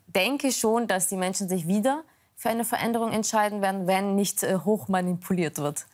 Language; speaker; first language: German; native; German